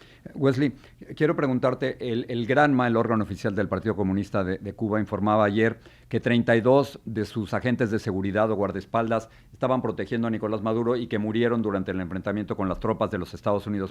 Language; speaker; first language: Spanish; native; Spanish